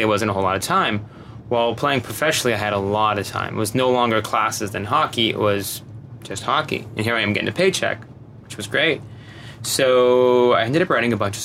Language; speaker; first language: English; native; English